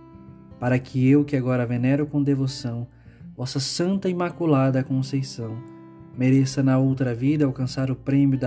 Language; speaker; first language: Portuguese; native; Portuguese